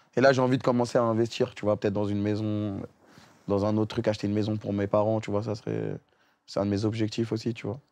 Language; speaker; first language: French; native; French